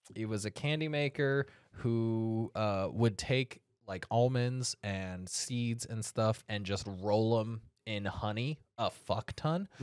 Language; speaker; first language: English; native; English